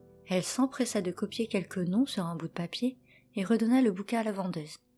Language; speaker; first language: French; native; French